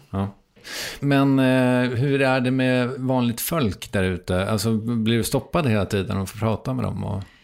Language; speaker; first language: Swedish; native; Swedish